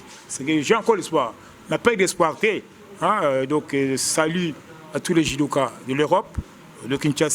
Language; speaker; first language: French; non-native, local second language; Lingala